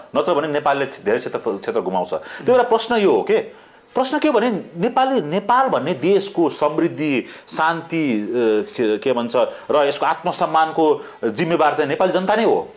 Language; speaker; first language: Nepali; native; Nepali